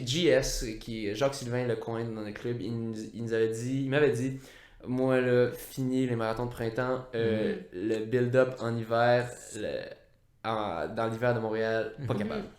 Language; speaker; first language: French; native; French